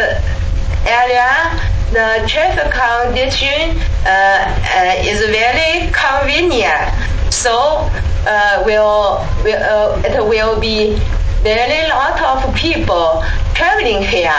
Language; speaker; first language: English; non-native, learner; Chinese